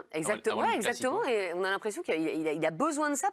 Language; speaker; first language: French; native; French